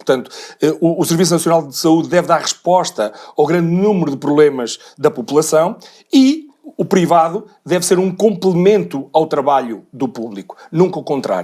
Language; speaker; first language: Portuguese; native; Portuguese